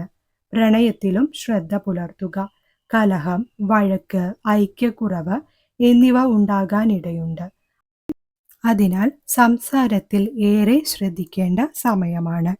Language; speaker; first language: Malayalam; native; Malayalam